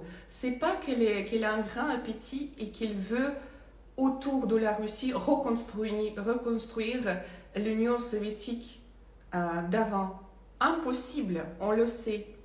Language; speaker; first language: French; non-native, fluent; Russian